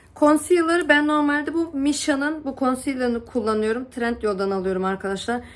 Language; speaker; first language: Turkish; early bilingual, heritage; Turkish